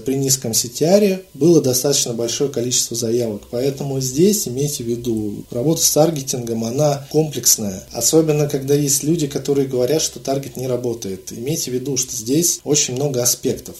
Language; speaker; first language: Russian; native; Russian